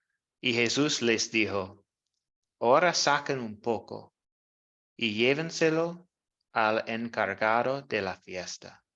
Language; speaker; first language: Spanish; non-native, fluent; English